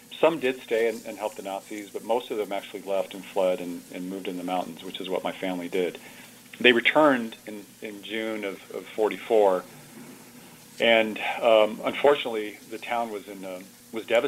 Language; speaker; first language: English; early bilingual, other home language; Italian